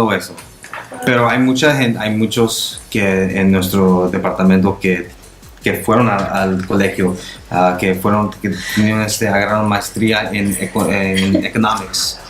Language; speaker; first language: Spanish; non-native, local second language; English